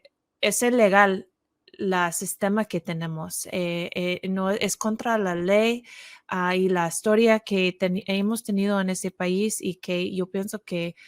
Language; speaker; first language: Spanish; non-native, fluent; English